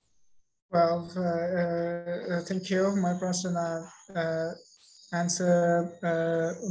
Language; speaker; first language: English; non-native, learner; Khmer